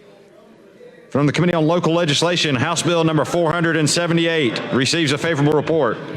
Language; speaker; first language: English; native; English